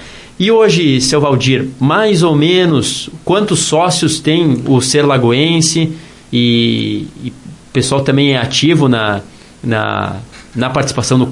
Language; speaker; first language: Portuguese; native; Portuguese